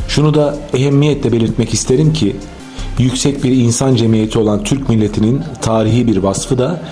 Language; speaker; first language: Turkish; native; Turkish